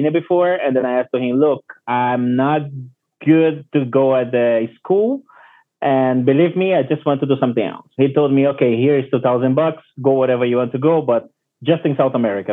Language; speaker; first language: English; non-native, learner; Portuguese